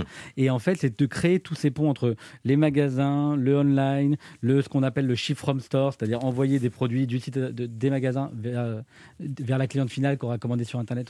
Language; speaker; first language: French; native; French